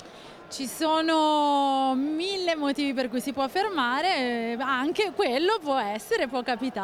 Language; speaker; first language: Italian; native; Italian